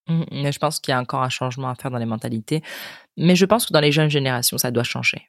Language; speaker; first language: French; native; French